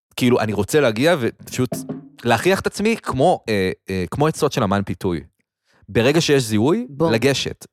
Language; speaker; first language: Hebrew; native; Hebrew